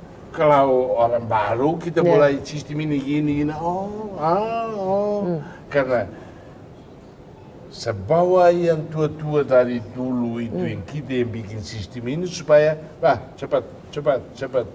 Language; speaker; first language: Indonesian; non-native, fluent; Tetum